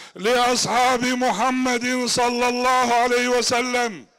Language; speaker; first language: Arabic; non-native, fluent; Turkish